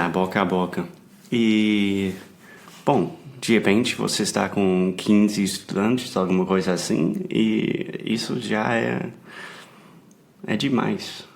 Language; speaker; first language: Portuguese; non-native, fluent; English